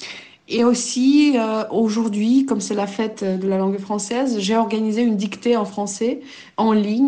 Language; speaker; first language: French; non-native, fluent; Ukrainian